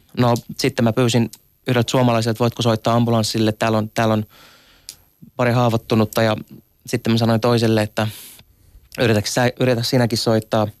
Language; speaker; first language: Finnish; early bilingual, other home language; Arabic